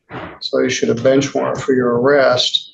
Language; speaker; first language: English; native; English